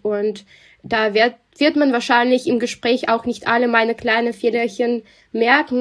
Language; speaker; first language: German; non-native, fluent; Russian